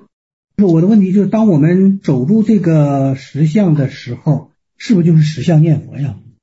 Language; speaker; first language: Chinese; native; Chinese